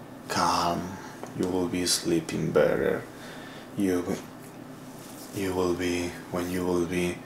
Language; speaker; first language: English; non-native, learner; Spanish